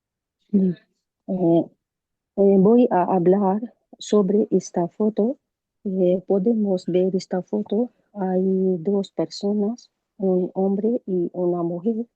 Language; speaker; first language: Spanish; non-native, learner; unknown